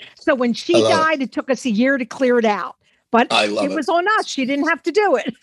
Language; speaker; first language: English; native; English